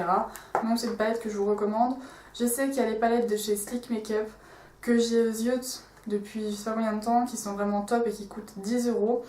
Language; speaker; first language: French; native; French